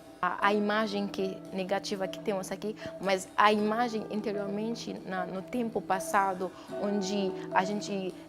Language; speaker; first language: Portuguese; non-native, fluent; Haitian Creole